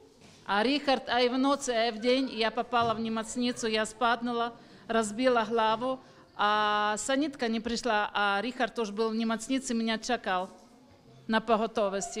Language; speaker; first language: Slovak; non-native, learner; Ukrainian